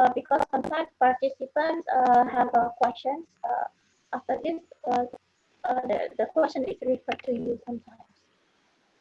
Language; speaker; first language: English; non-native, fluent; Indonesian